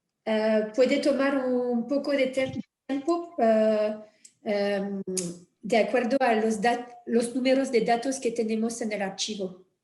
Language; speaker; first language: Spanish; non-native, fluent; French